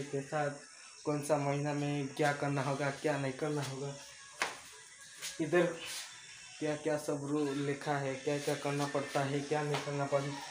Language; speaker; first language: Hindi; non-native, local second language; Odia